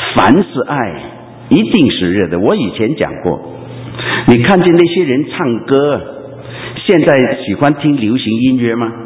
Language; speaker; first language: Chinese; non-native, local second language; Cantonese